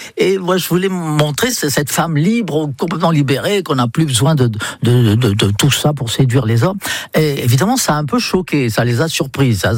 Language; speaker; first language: French; non-native, fluent; English